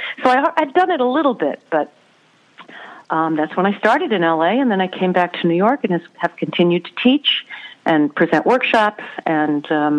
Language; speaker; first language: English; native; English